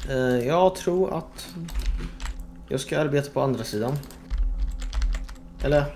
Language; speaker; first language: Swedish; non-native, fluent; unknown